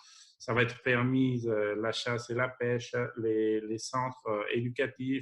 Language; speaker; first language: French; non-native, fluent; Spanish